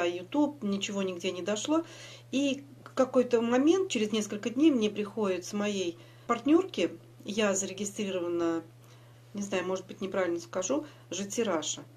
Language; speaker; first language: Russian; native; Russian